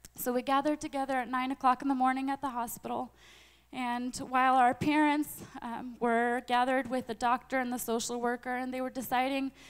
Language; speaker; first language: English; early bilingual, other home language; Ukrainian